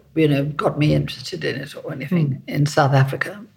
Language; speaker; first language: English; native; English